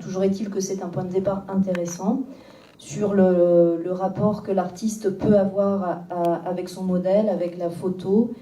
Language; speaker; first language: French; native; French